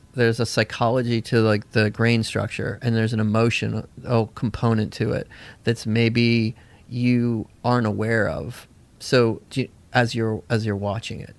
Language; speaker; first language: English; native; English